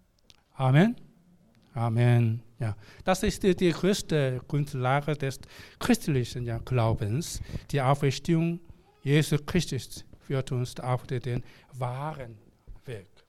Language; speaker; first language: German; non-native, learner; Korean